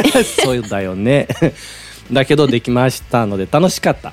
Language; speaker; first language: Japanese; non-native, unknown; Portuguese